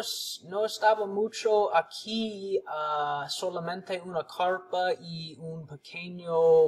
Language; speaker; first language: Spanish; non-native, learner; English